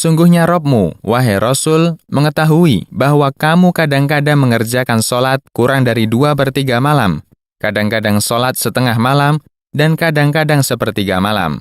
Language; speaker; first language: Indonesian; native; Indonesian